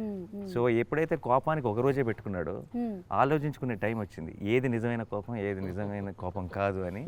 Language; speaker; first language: Telugu; native; Telugu